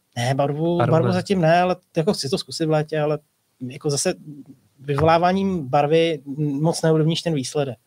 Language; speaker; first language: Czech; native; Czech